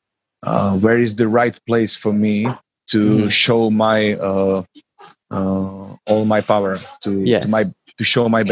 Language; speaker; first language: English; non-native, learner; Czech